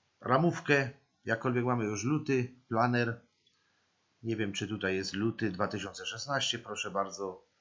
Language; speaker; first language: Polish; native; Polish